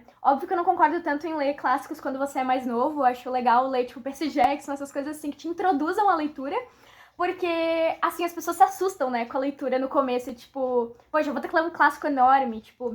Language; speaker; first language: Portuguese; native; Portuguese